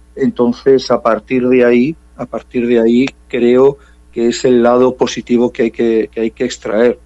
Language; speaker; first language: Spanish; early bilingual, heritage; English